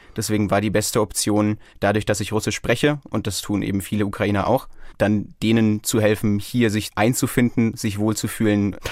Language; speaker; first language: German; early bilingual, other home language; Russian